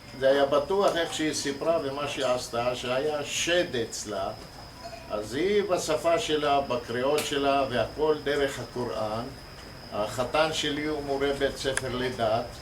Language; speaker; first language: Hebrew; non-native, local second language; Arabic